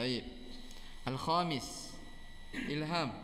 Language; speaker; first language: Arabic; non-native, fluent; Indonesian